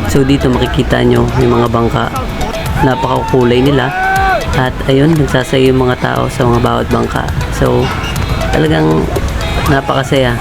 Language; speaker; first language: Filipino; native; Filipino